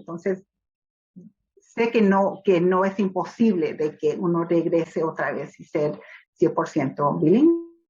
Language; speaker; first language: Spanish; native; Spanish